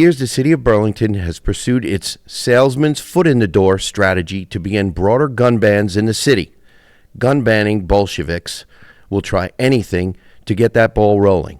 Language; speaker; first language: English; native; English